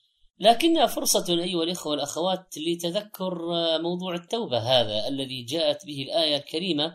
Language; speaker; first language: Arabic; native; Arabic